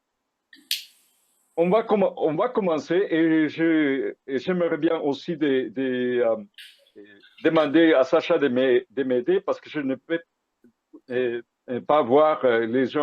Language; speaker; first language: French; non-native, fluent; Spanish